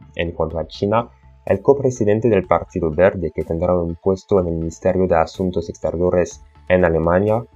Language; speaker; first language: Spanish; non-native, fluent; French